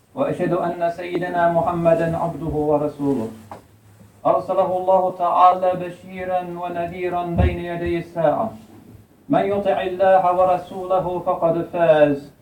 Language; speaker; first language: Arabic; non-native, fluent; English